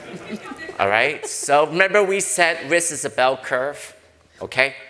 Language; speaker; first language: English; native; English